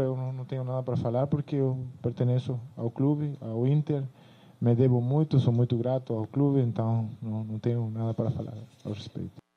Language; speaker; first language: Portuguese; non-native, fluent; Spanish